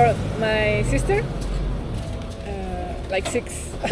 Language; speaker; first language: English; non-native, learner; Spanish